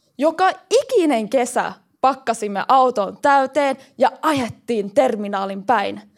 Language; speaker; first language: Finnish; early bilingual, heritage; Swedish